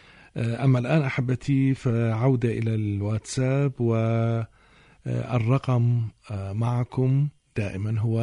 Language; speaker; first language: Arabic; native; Arabic